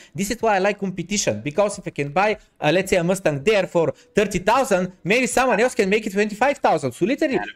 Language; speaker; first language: English; non-native, fluent; Bulgarian